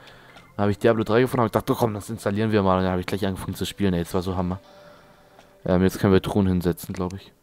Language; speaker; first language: German; native; German